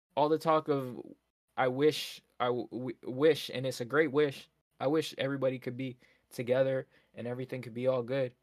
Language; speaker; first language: English; native; English